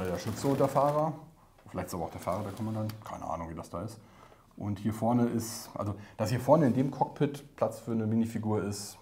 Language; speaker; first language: German; native; German